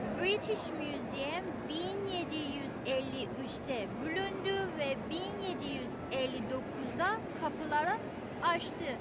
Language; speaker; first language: Turkish; non-native, fluent; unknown